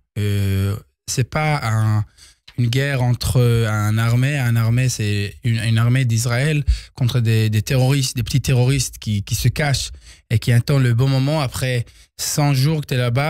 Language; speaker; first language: French; early bilingual, heritage; Hebrew